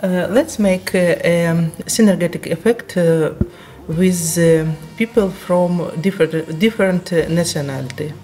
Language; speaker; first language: English; non-native, learner; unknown